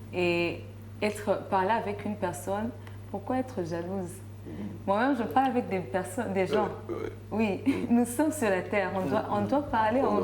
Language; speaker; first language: French; non-native, local second language; Rundi